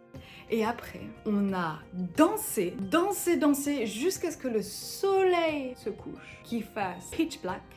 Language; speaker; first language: French; native; French